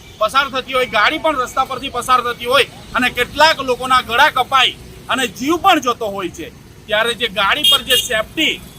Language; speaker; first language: Gujarati; native; Gujarati